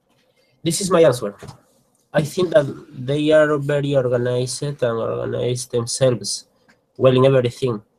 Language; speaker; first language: English; non-native, learner; Spanish